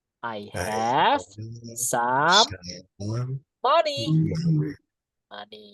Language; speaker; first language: English; non-native, fluent; Indonesian